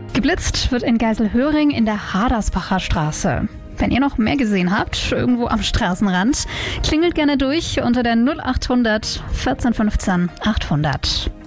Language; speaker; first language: German; native; German